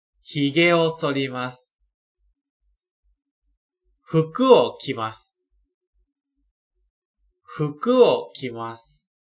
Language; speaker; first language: Japanese; non-native, fluent; Thai